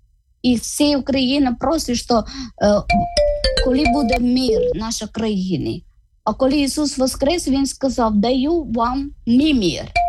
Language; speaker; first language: Ukrainian; non-native, learner; Malayalam